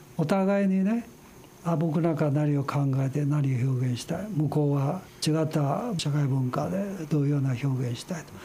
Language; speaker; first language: Japanese; non-native, fluent; Chinese